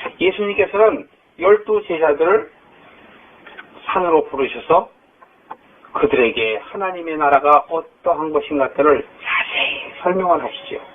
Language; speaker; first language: Korean; native; Korean